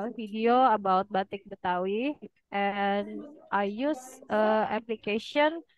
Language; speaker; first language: English; non-native, fluent; Indonesian